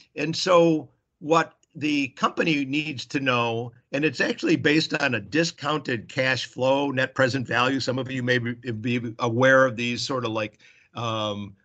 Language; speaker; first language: English; native; English